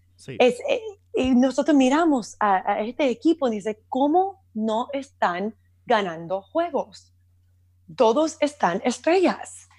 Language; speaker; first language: Spanish; early bilingual, heritage; Spanish